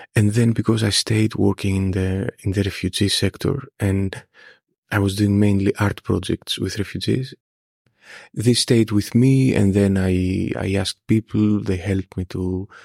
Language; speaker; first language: English; non-native, fluent; Greek